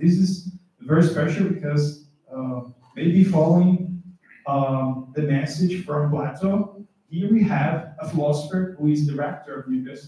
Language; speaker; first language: English; non-native, fluent; Portuguese